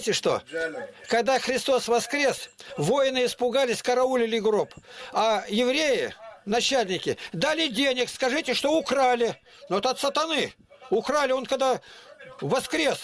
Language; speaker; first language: Russian; native; Russian